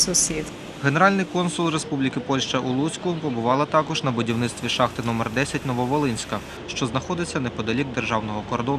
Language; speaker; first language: Ukrainian; native; Ukrainian